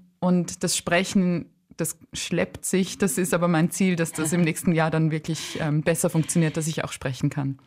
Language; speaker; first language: German; native; German